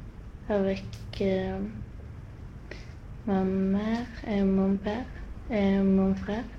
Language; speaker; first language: French; non-native, learner; Swedish